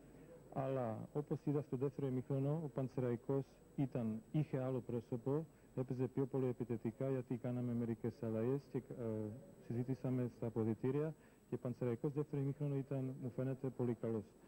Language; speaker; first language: Greek; non-native, fluent; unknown